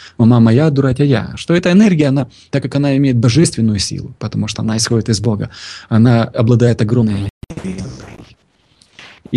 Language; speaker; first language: Russian; native; Russian